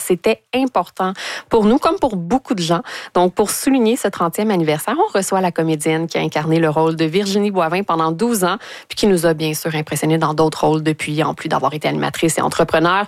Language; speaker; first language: French; native; French